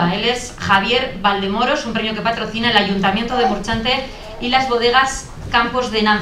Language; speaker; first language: Spanish; native; Spanish